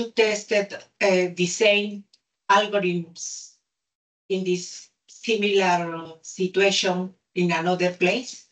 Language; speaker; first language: English; non-native, learner; Spanish